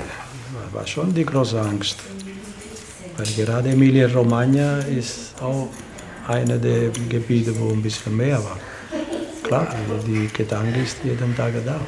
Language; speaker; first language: German; non-native, learner; Italian